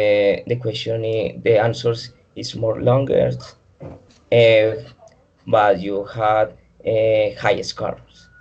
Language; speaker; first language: English; non-native, learner; Spanish